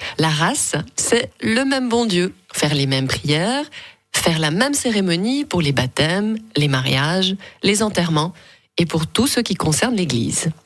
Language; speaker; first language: French; native; French